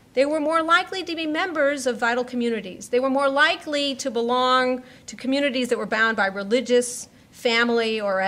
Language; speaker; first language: English; native; English